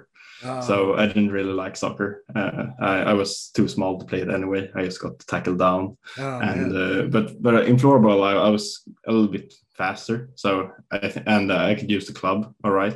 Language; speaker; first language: English; non-native, fluent; Swedish